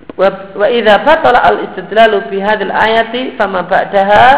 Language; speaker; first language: Arabic; non-native, fluent; Indonesian